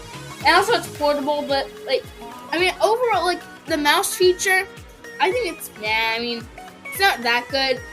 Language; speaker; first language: English; native; English